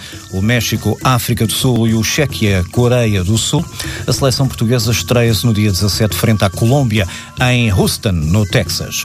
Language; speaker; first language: Portuguese; native; Portuguese